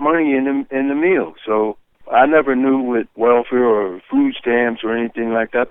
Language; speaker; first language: English; native; English